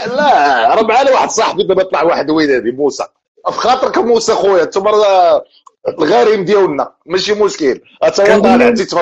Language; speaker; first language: Arabic; native; Arabic